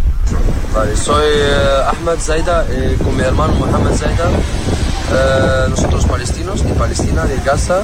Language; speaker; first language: Spanish; non-native, learner; Arabic